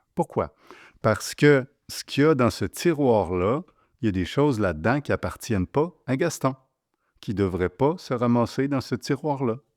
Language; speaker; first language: French; native; French